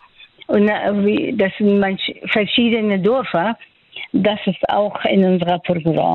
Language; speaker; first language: German; non-native, fluent; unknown